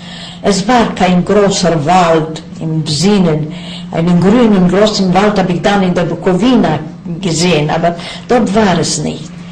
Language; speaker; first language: German; non-native, fluent; Yiddish